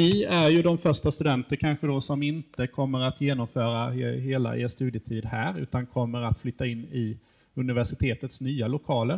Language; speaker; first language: Swedish; native; Swedish